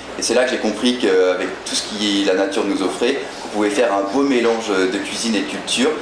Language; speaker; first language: French; native; French